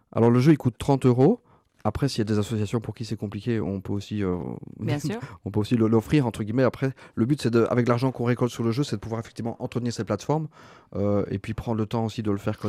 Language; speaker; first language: French; native; French